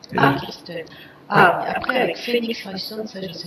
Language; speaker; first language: French; native; French